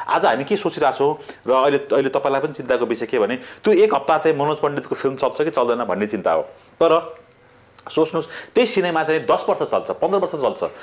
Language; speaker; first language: Nepali; native; Nepali